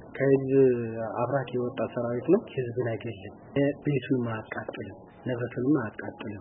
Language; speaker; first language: Amharic; non-native, local second language; Oromo